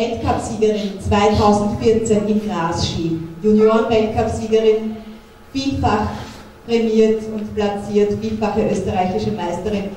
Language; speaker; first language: German; native; German